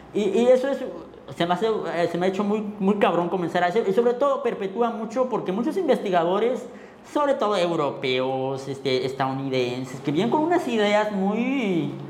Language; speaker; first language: Spanish; non-native, local second language; Tzotzil